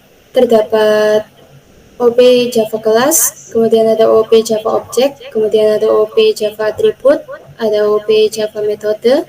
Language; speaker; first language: Indonesian; native; Indonesian